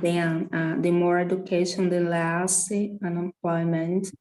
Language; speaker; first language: English; non-native, learner; Portuguese